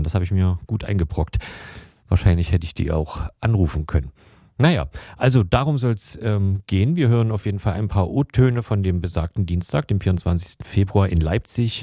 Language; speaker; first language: German; native; German